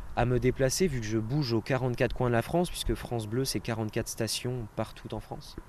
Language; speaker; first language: French; native; French